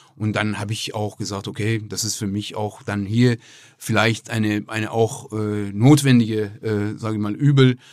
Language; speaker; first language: German; non-native, fluent; Persian